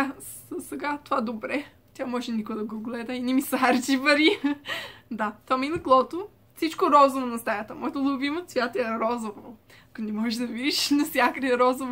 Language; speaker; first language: Bulgarian; early bilingual, heritage; Bulgarian